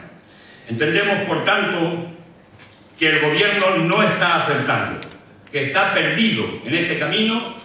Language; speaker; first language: Spanish; native; Spanish